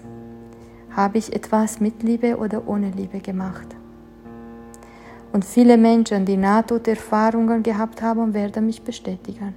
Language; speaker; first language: German; non-native, fluent; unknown